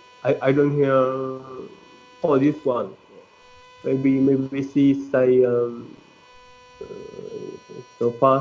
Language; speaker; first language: English; non-native, learner; Vietnamese